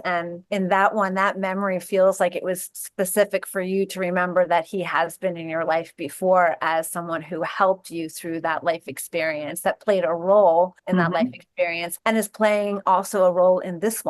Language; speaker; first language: English; native; English